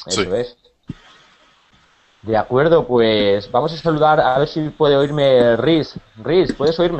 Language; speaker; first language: Spanish; native; Spanish